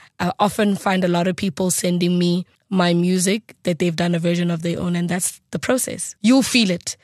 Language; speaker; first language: English; non-native, local second language; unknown